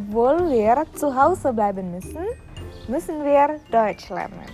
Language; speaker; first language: German; non-native, fluent; Indonesian